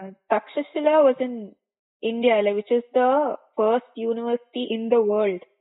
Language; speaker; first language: English; non-native, local second language; Malayalam